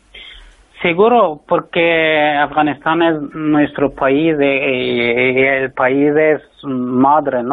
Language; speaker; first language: Spanish; non-native, learner; Persian